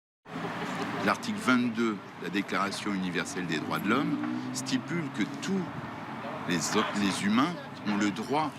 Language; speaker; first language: French; native; French